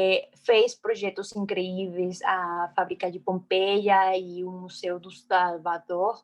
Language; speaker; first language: Portuguese; non-native, fluent; Spanish